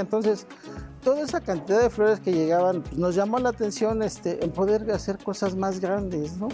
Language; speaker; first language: Spanish; native; Spanish